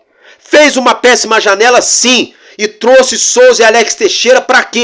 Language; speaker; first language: Portuguese; native; Portuguese